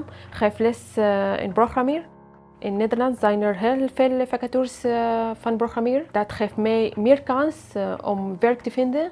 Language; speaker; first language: Dutch; non-native, learner; Arabic